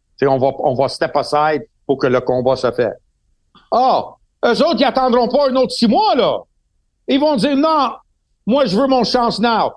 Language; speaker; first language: French; non-native, local second language; English